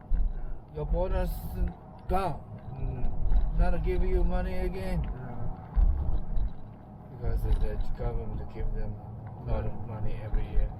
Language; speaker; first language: English; non-native, learner; Tibetan